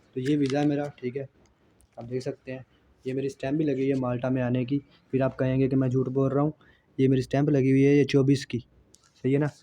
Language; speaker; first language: Urdu; non-native, local second language; Punjabi